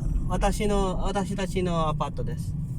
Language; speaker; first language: Japanese; non-native, learner; Filipino